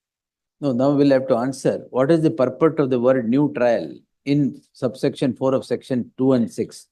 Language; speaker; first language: English; non-native, local second language; Kannada